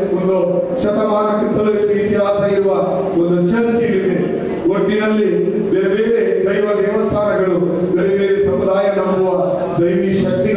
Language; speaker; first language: Kannada; non-native, local second language; Tulu